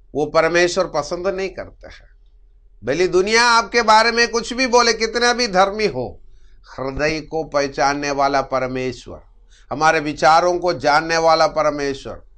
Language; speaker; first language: Hindi; non-native, local second language; Malayalam